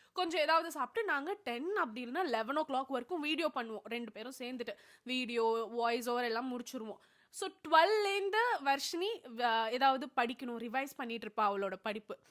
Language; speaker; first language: Tamil; non-native, local second language; Telugu